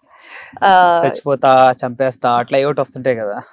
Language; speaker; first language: Telugu; native; Telugu